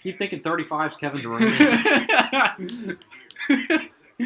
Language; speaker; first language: English; native; English